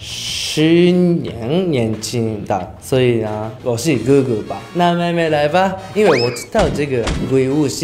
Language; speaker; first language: Chinese; non-native, learner; Japanese